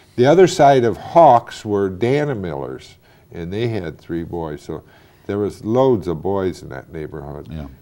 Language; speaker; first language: English; native; English